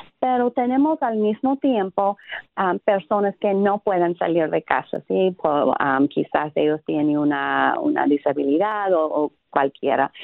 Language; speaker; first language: Spanish; non-native, fluent; English